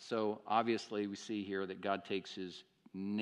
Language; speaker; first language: English; native; English